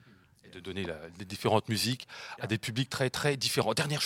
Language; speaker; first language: French; native; French